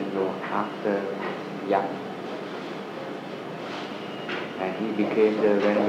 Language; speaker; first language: English; non-native, learner; Vietnamese